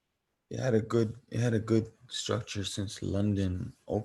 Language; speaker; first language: English; native; English